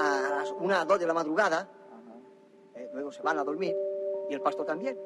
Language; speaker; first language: Spanish; non-native, local second language; Catalan